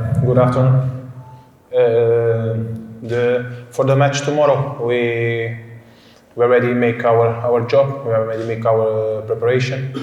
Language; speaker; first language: English; non-native, fluent; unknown